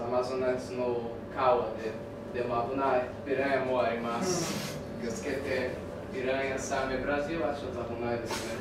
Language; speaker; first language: Japanese; non-native, learner; Portuguese